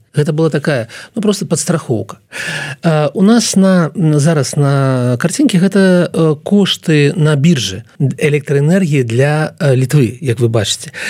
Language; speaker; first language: Belarusian; non-native, local second language; Russian